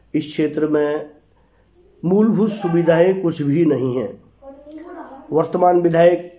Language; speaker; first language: Hindi; native; Hindi